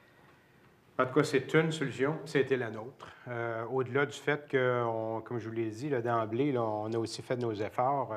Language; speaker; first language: French; native; French